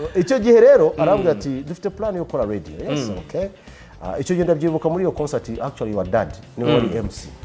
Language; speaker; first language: Kinyarwanda; early bilingual, heritage; Kinyarwanda